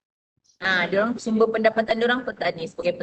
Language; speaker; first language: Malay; non-native, local second language; Buginese